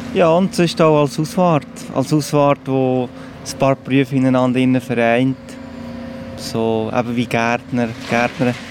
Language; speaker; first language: German; non-native, fluent; Persian